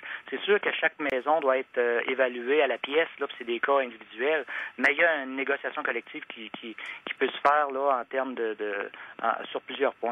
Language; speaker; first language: French; native; French